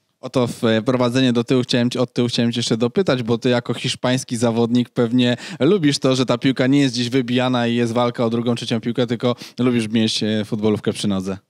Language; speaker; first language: Polish; native; Polish